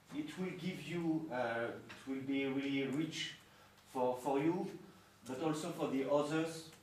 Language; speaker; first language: English; non-native, fluent; French